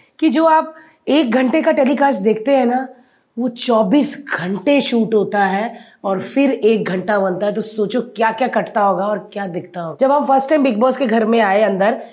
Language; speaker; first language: Hindi; native; Hindi